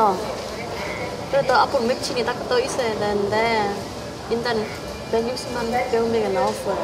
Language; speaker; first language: Korean; non-native, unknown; Vietnamese